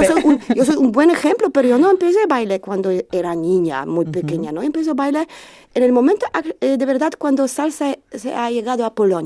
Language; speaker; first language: Spanish; non-native, learner; Polish